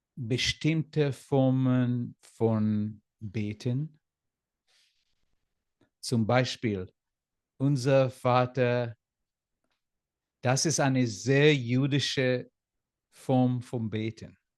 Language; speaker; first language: German; non-native, learner; Hebrew